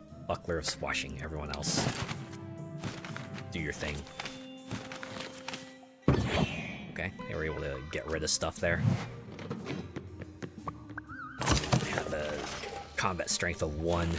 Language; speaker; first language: English; native; English